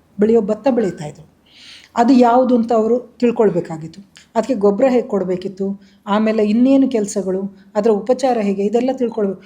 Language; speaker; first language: Kannada; non-native, local second language; Tulu